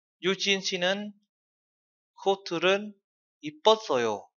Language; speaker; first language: Korean; non-native, fluent; Vietnamese